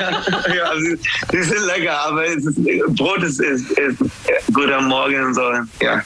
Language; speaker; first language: German; non-native, fluent; English